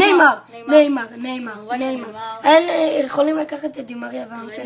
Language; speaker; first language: Hebrew; native; Hebrew